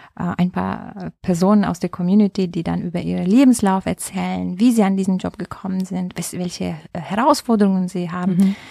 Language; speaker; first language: German; non-native, fluent; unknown